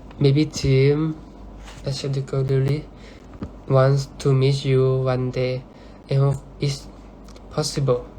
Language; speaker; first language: English; non-native, learner; Thai